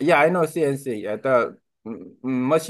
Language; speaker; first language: English; non-native, learner; Vietnamese